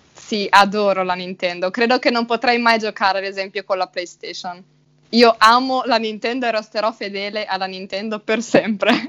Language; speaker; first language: Italian; native; Italian